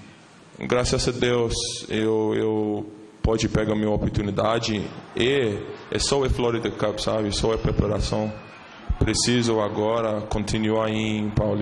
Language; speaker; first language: Portuguese; non-native, learner; English